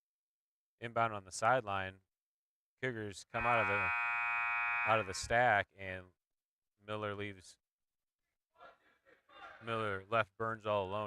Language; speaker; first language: English; native; English